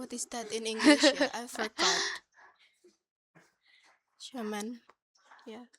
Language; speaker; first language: English; non-native, learner; Indonesian